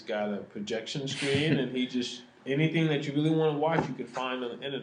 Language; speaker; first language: English; native; English